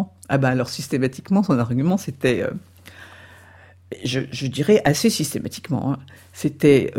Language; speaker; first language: French; native; French